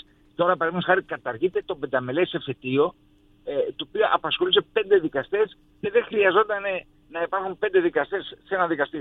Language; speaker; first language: Greek; native; Greek